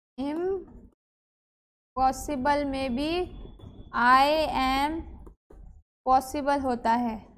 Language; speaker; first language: Hindi; native; Hindi